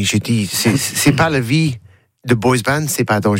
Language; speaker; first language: French; non-native, learner; English